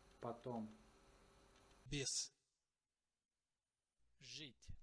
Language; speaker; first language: Russian; non-native, learner; English